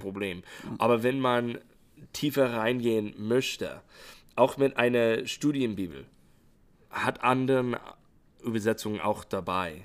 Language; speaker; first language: German; non-native, fluent; English